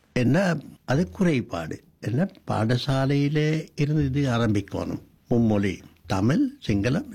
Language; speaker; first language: Tamil; non-native, local second language; Sinhala